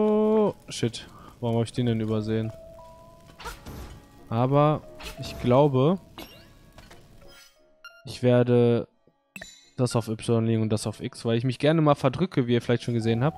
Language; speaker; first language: German; native; German